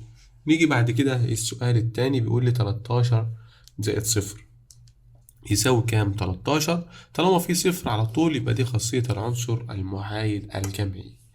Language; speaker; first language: Arabic; native; Arabic